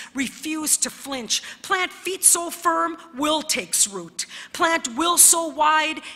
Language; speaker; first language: English; early bilingual, other home language; Spanish